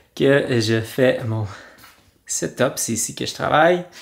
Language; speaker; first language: French; native; French